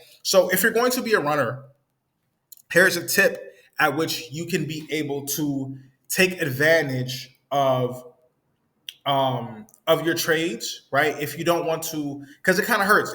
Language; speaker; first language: English; native; English